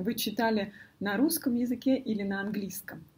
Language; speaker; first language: Russian; native; Russian